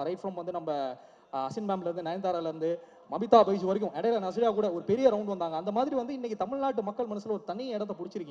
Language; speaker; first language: Tamil; native; Tamil